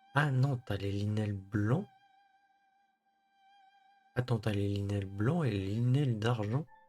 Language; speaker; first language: French; native; French